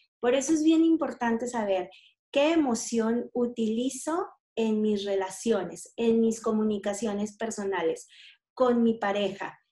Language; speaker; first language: Spanish; native; Spanish